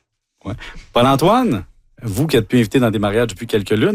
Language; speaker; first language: French; native; French